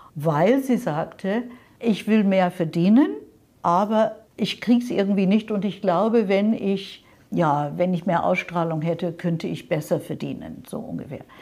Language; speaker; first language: German; non-native, fluent; English